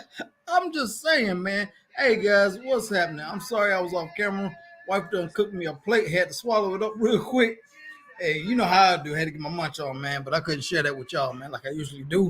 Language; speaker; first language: English; native; English